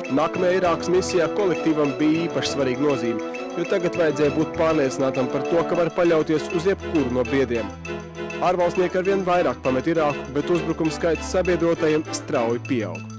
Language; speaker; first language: Latvian; native; Latvian